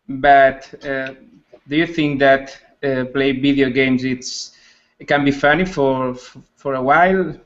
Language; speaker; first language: English; non-native, learner; Spanish